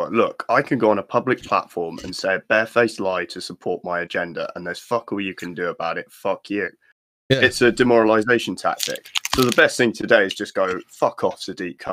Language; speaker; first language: English; native; English